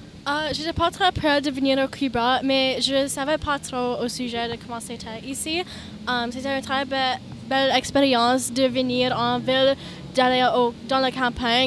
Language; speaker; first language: French; non-native, local second language; English